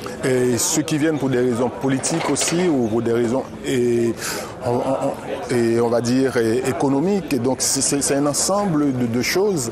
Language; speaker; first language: French; non-native, local second language; Haitian Creole